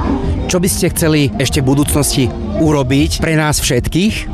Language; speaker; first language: Slovak; native; Slovak